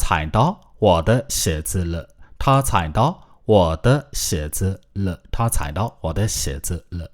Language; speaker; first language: Chinese; non-native, fluent; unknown